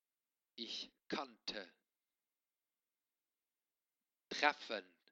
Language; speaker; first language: German; non-native, local second language; Luxembourgish